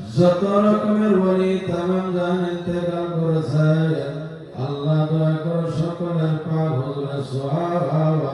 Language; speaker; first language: Bangla; native; Bangla